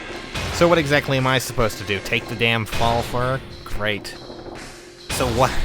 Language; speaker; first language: English; native; English